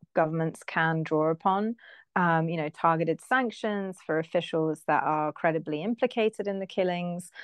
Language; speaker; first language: English; native; English